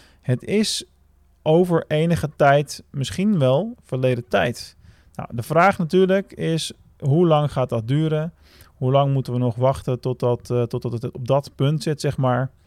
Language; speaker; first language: Dutch; native; Dutch